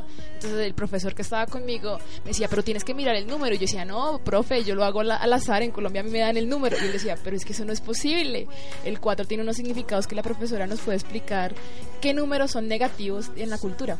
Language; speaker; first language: Spanish; native; Spanish